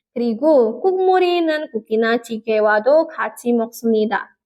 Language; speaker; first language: Korean; non-native, fluent; Indonesian